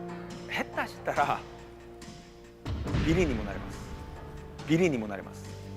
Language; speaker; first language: Japanese; non-native, learner; Korean